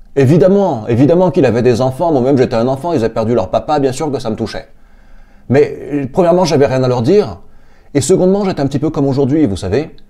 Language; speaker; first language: French; native; French